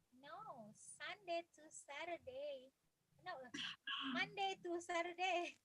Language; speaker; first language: English; non-native, fluent; Indonesian